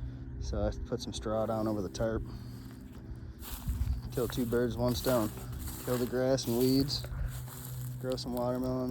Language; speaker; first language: English; native; English